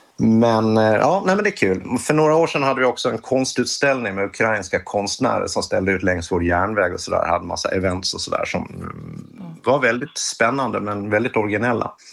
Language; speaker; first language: Swedish; native; Swedish